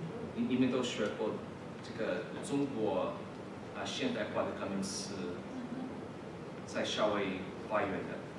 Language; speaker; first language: Chinese; early bilingual, heritage; English